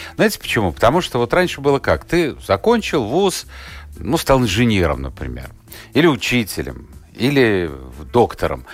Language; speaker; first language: Russian; native; Russian